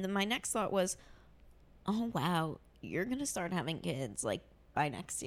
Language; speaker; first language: English; native; English